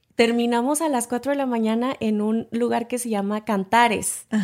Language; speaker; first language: Spanish; native; Spanish